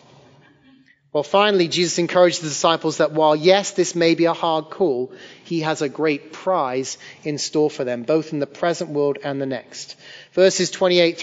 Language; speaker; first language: English; native; English